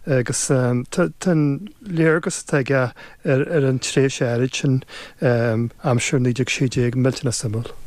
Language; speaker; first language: Irish; native; Irish